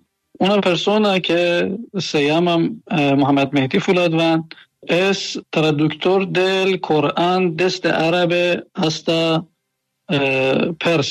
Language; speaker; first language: Spanish; non-native, learner; Persian